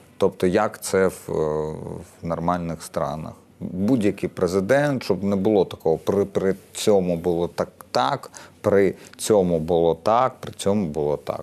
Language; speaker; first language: Ukrainian; non-native, local second language; Russian